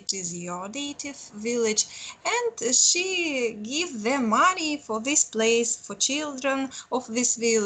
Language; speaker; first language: English; non-native, learner; Russian